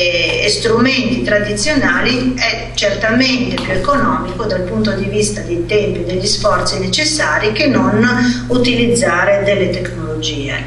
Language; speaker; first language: Italian; native; Italian